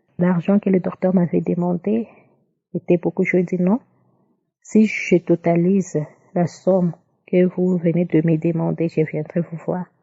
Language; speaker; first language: French; non-native, local second language; Lingala